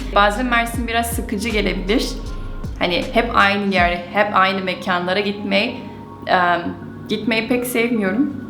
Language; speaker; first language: Turkish; non-native, fluent; Korean